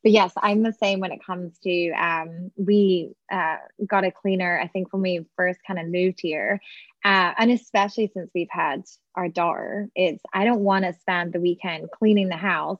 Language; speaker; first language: English; native; English